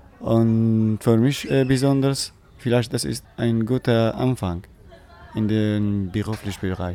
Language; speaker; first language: German; non-native, learner; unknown